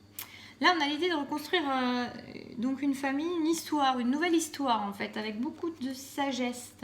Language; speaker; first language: French; native; French